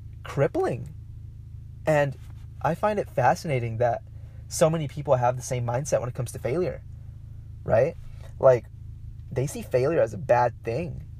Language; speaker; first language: English; non-native, fluent; Spanish